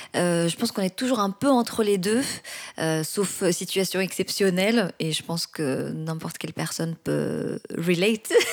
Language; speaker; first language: French; non-native, local second language; Arabic